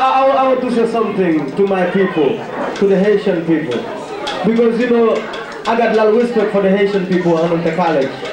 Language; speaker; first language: English; non-native, learner; Haitian Creole